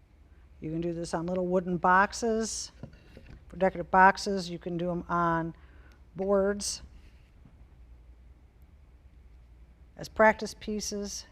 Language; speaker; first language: English; native; English